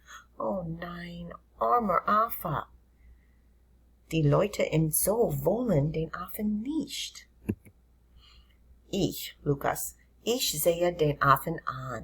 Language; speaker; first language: German; non-native, fluent; English